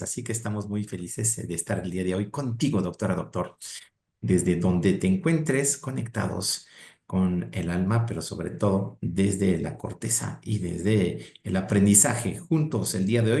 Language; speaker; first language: Spanish; native; Spanish